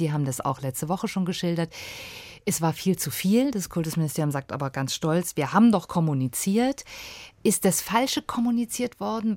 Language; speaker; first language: German; native; German